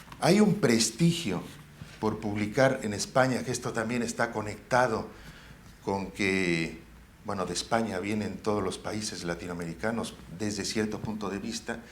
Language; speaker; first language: Spanish; native; Spanish